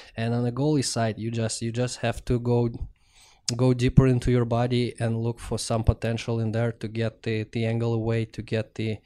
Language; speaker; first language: English; non-native, fluent; Russian